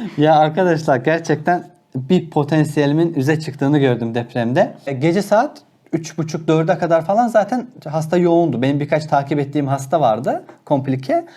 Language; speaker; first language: Turkish; non-native, local second language; Azerbaijani